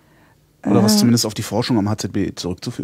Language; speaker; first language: German; native; German